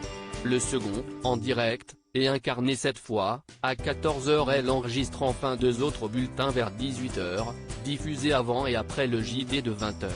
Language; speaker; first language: French; native; French